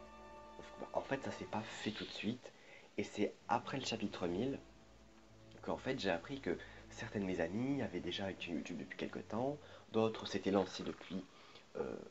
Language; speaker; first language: French; native; French